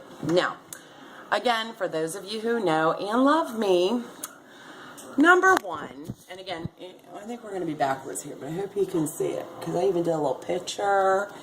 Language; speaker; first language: English; native; English